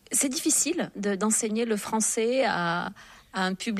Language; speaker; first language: French; native; French